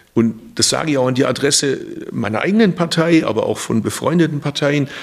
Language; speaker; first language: German; early bilingual, other home language; Turkish